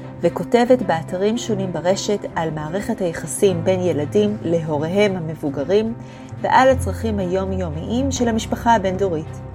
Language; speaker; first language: Hebrew; native; Hebrew